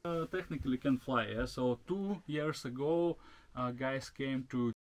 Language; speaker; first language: English; non-native, learner; Russian